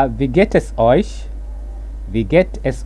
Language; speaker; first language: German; non-native, fluent; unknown